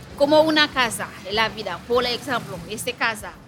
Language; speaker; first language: Spanish; non-native, learner; Haitian Creole